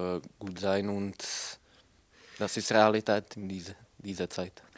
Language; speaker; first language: German; non-native, learner; Czech